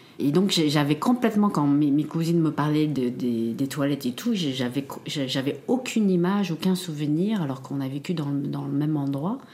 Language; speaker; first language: French; early bilingual, other home language; Khmer